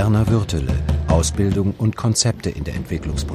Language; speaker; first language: German; native; German